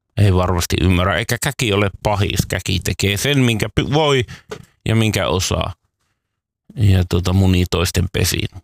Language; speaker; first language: Finnish; native; Finnish